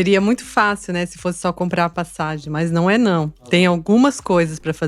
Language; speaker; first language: Portuguese; native; Portuguese